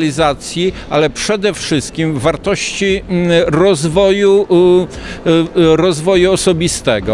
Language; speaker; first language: Polish; native; Polish